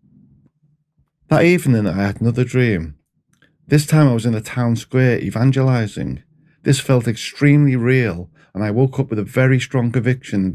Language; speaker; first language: English; native; English